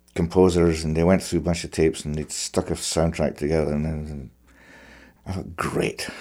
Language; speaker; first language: English; native; English